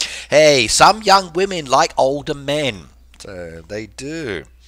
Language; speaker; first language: English; native; English